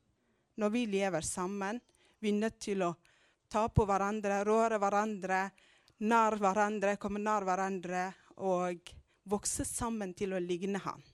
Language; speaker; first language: Norwegian; non-native, fluent; Amharic